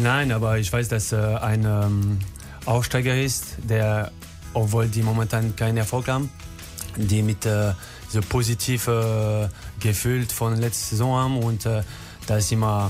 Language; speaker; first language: German; non-native, learner; French